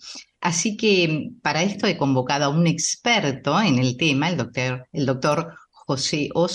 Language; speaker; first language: Spanish; native; Spanish